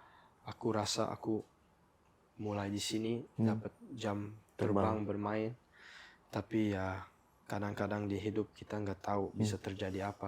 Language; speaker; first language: Indonesian; early bilingual, heritage; English